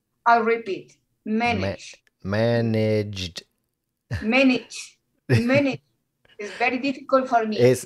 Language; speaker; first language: English; non-native, learner; Spanish